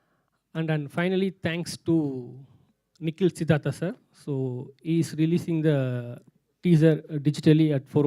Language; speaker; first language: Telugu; non-native, learner; Tamil